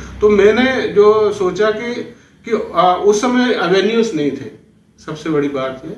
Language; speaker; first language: Hindi; non-native, local second language; Dogri